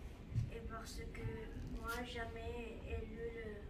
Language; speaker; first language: French; non-native, learner; Catalan